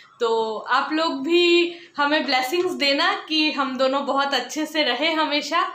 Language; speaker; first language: Hindi; non-native, local second language; Bangla